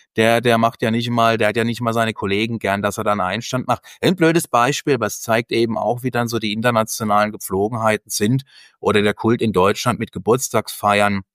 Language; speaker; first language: German; native; German